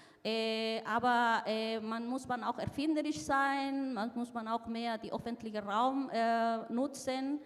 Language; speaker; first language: German; non-native, fluent; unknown